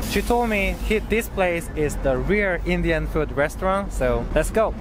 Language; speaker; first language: English; non-native, learner; Korean